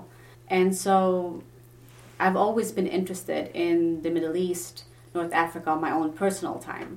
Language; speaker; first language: English; non-native, fluent; Swedish